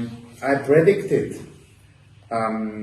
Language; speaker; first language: English; non-native, learner; Japanese